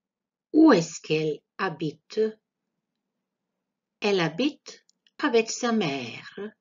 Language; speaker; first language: French; non-native, fluent; Croatian